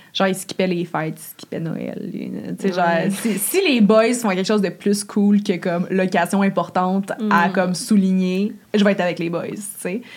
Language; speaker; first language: French; native; French